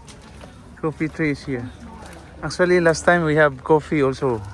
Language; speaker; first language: English; non-native, local second language; Cebuano